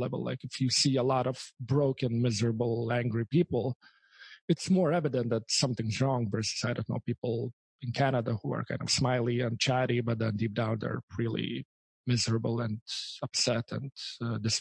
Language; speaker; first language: English; non-native, fluent; Lithuanian